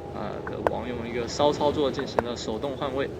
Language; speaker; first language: Chinese; native; Chinese